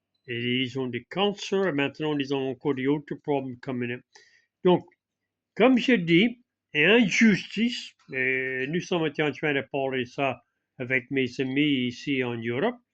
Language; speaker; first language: French; non-native, fluent; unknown